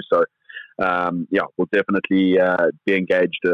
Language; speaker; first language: English; native; English